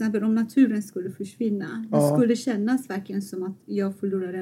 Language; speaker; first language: Swedish; non-native, fluent; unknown